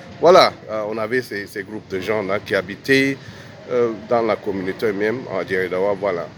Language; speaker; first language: French; non-native, fluent; Amharic